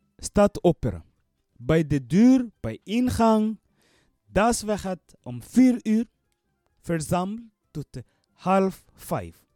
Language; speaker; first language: Dutch; non-native, learner; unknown